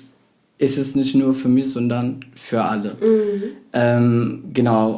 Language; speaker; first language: German; non-native, fluent; Arabic